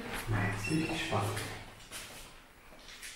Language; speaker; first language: German; native; German